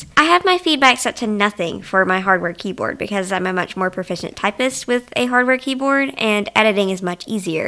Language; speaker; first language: English; native; English